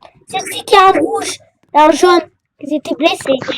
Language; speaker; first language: French; native; French